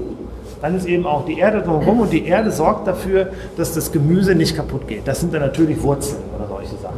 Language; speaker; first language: German; native; German